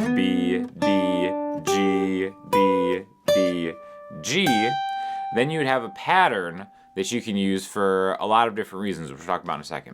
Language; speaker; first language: English; native; English